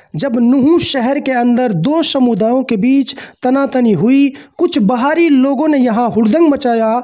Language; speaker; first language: Hindi; native; Hindi